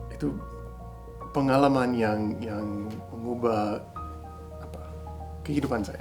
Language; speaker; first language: Indonesian; non-native, fluent; English